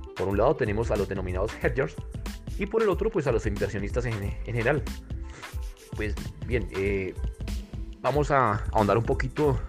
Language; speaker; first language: Spanish; native; Spanish